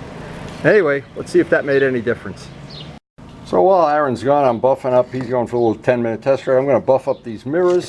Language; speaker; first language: English; native; English